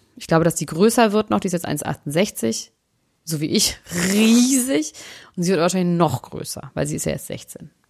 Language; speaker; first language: German; native; German